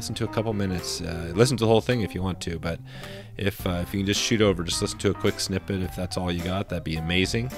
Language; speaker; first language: English; native; English